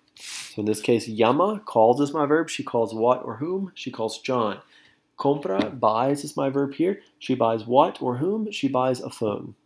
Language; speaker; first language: English; native; English